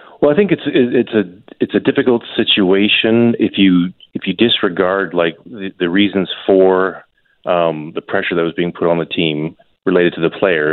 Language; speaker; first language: English; native; English